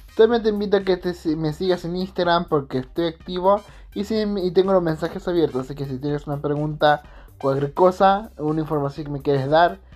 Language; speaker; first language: Spanish; native; Spanish